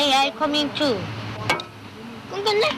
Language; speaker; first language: English; non-native, learner; Korean